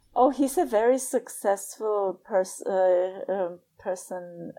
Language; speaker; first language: English; non-native, fluent; Czech